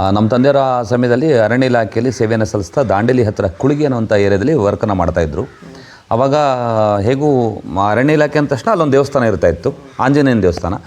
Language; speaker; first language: Kannada; non-native, local second language; Konkani